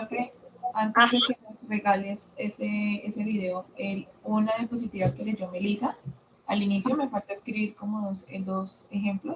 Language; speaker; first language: Spanish; native; Spanish